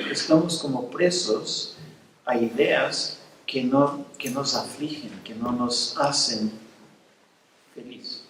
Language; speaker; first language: Spanish; non-native, fluent; Portuguese